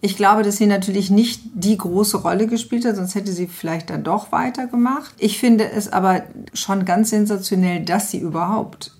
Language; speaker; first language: German; native; German